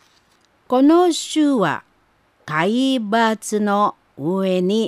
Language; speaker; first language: Japanese; non-native, fluent; Indonesian